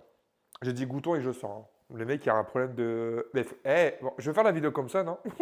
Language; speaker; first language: French; native; French